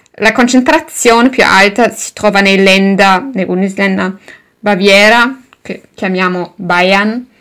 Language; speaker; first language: Italian; non-native, fluent; German